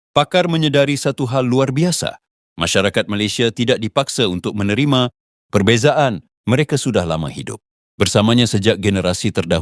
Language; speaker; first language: Malay; native; Malay